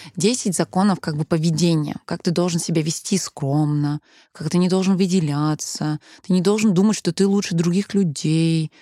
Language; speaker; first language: Russian; early bilingual, heritage; Danish